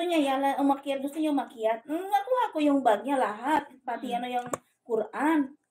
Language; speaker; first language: Filipino; non-native, local second language; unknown